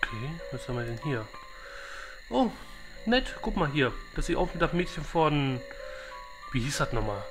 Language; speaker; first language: German; native; German